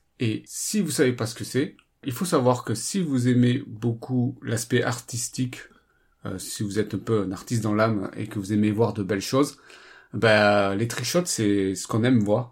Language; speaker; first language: French; native; French